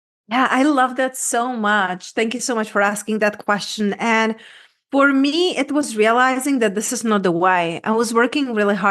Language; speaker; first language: English; non-native, fluent; Czech